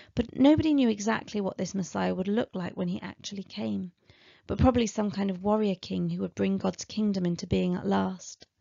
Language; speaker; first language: English; native; English